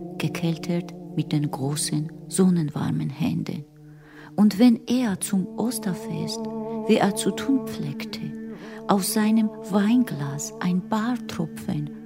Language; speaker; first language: German; non-native, fluent; Georgian